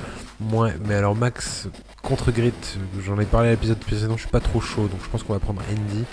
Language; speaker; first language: French; native; French